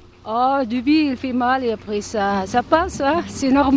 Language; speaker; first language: French; non-native, learner; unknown